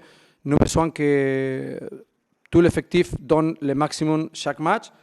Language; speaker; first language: French; non-native, fluent; Spanish